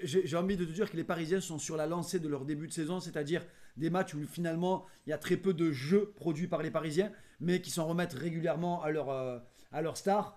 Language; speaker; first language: French; native; French